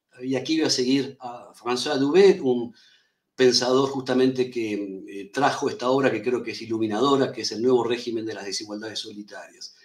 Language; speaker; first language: Spanish; native; Spanish